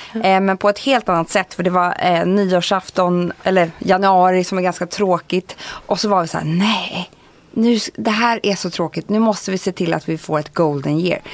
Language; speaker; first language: Swedish; native; Swedish